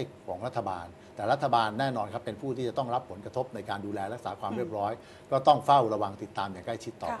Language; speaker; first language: Thai; native; Thai